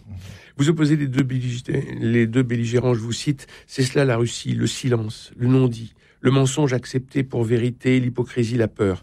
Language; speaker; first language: French; native; French